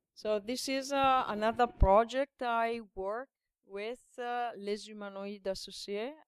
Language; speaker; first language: English; non-native, learner; Italian